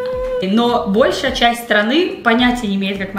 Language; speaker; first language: Russian; native; Russian